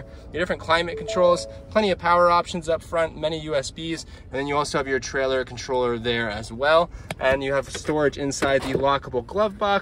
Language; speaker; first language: English; native; English